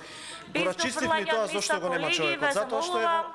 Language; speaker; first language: Macedonian; native; Macedonian